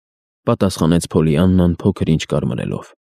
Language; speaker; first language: Armenian; native; Armenian